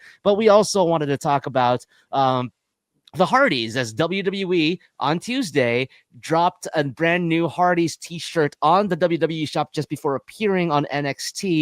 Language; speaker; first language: English; native; English